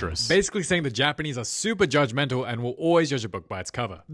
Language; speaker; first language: English; native; English